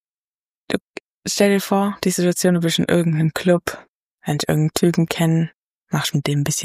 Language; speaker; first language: German; native; German